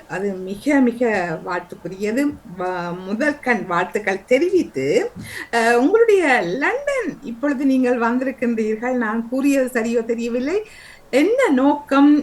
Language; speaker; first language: Tamil; native; Tamil